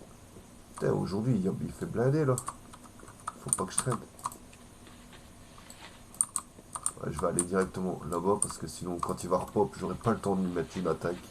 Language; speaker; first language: French; native; French